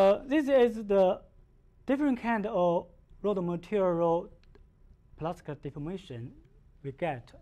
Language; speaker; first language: English; non-native, learner; Chinese